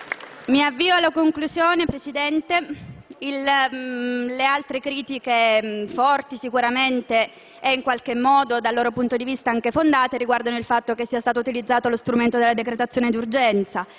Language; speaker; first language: Italian; native; Italian